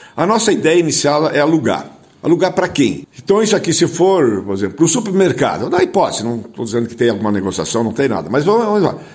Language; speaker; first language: Portuguese; non-native, local second language; German